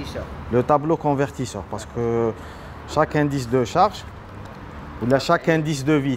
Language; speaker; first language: French; non-native, local second language; Arabic